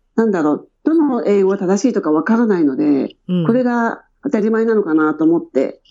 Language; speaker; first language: Japanese; native; Japanese